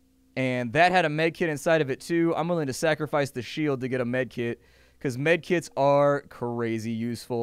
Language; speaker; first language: English; native; English